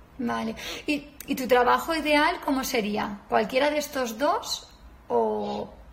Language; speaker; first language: Spanish; native; Spanish